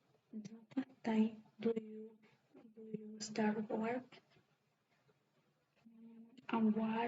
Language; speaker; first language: English; non-native, learner; Spanish